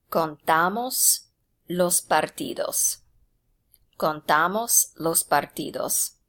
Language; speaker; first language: Spanish; non-native, fluent; English